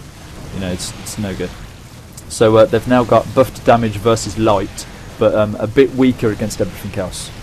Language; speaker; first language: English; native; English